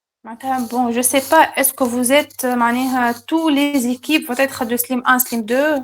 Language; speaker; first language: French; non-native, local second language; Arabic